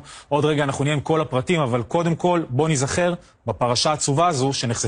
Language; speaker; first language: Hebrew; native; Hebrew